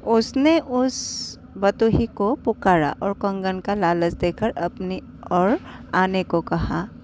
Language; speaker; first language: Hindi; non-native, local second language; Assamese